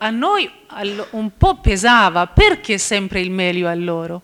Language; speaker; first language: Italian; non-native, fluent; Persian